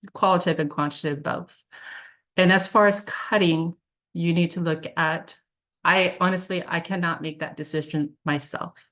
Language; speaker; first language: English; early bilingual, other home language; Korean